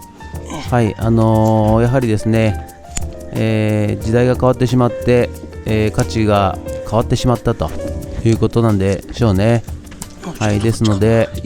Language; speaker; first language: Japanese; native; Japanese